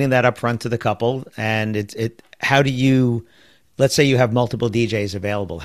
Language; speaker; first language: English; native; English